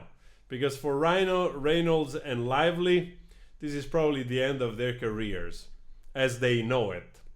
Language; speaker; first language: English; non-native, fluent; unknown